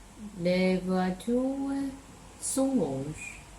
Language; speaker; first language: French; non-native, learner; Chinese